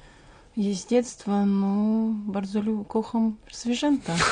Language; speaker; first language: Polish; non-native, learner; Ukrainian